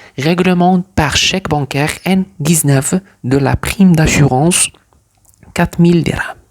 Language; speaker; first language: French; non-native, local second language; Arabic